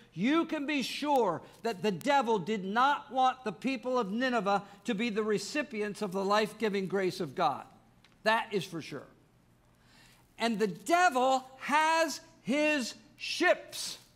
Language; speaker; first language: English; native; English